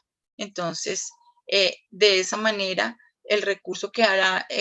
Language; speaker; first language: Spanish; native; Spanish